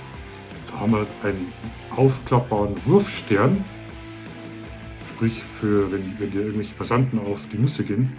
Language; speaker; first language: German; native; German